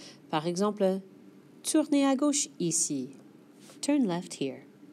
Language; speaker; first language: French; non-native, fluent; English